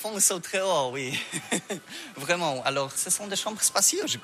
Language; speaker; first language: French; non-native, learner; Polish